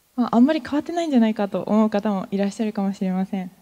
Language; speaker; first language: Japanese; native; Japanese